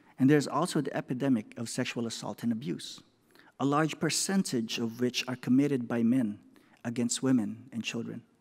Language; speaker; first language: English; non-native, local second language; Filipino